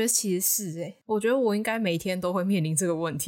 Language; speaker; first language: Chinese; native; Chinese